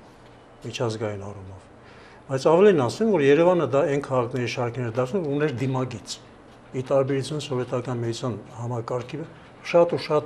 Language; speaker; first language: Armenian; native; Armenian